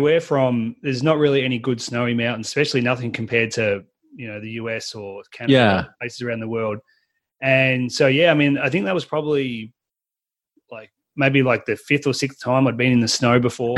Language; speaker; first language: English; native; English